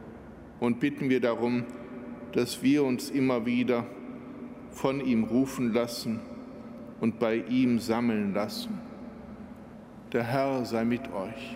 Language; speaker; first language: German; native; German